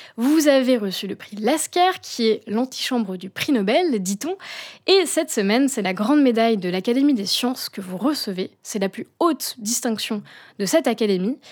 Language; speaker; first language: French; native; French